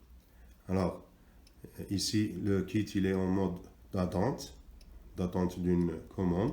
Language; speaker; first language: French; non-native, local second language; Arabic